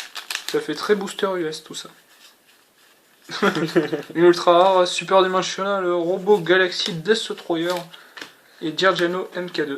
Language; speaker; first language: French; native; French